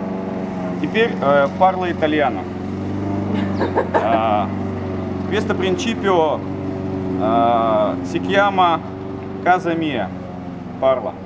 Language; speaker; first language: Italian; non-native, learner; Russian